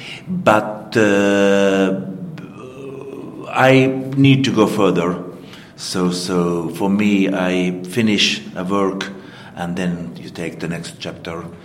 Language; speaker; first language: English; non-native, fluent; Finnish